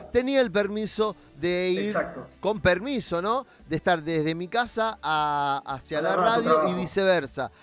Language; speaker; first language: Spanish; native; Spanish